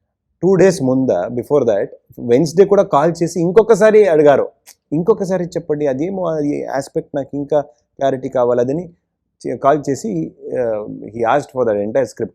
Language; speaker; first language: Telugu; non-native, learner; Kannada